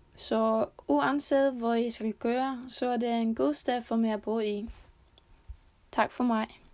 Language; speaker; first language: Danish; non-native, learner; Icelandic